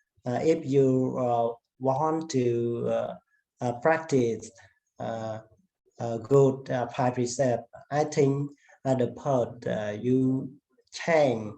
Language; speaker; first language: English; non-native, learner; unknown